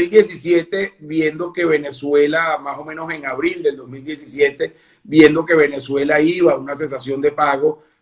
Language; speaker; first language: Spanish; native; Spanish